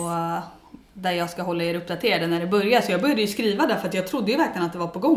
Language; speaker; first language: Swedish; native; Swedish